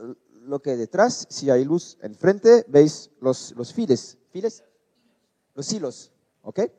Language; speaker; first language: Spanish; non-native, learner; French